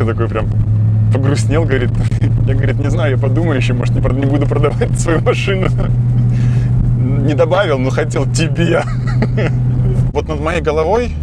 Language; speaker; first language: Russian; native; Russian